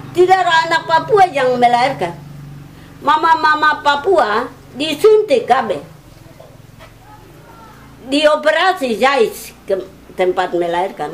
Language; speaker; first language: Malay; non-native, local second language; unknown